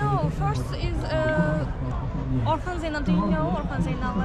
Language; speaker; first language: English; non-native, learner; Azerbaijani